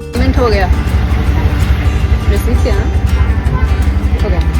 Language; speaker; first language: Hindi; non-native, learner; English